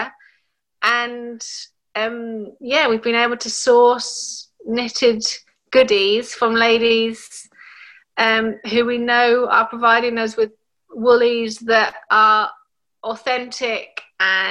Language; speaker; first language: English; native; English